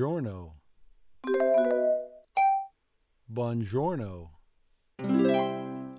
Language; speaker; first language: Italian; non-native, learner; English